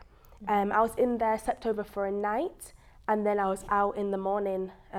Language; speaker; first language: English; native; English